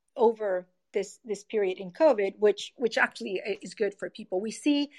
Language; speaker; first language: English; non-native, fluent; Spanish